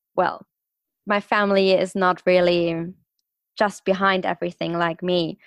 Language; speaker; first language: English; non-native, fluent; German